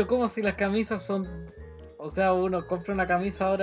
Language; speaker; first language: Spanish; native; Spanish